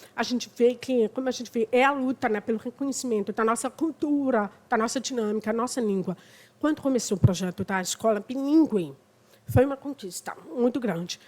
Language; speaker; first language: Portuguese; native; Portuguese